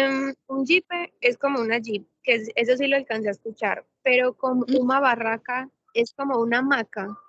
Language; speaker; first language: Spanish; non-native, learner; Portuguese